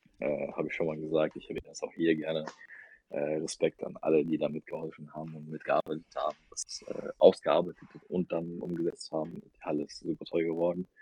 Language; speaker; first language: German; early bilingual, other home language; Russian